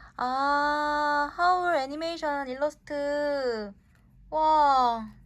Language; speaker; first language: Korean; native; Korean